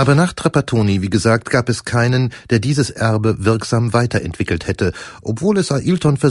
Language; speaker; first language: German; native; German